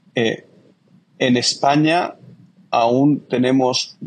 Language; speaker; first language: Spanish; native; Spanish